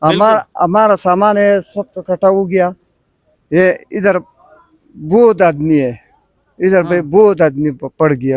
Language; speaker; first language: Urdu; non-native, local second language; Pashto